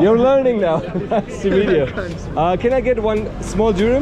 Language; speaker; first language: English; non-native, fluent; German